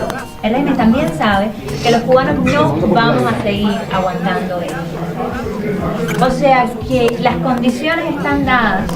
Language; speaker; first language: Spanish; native; Spanish